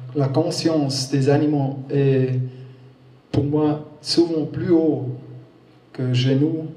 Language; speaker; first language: French; non-native, learner; German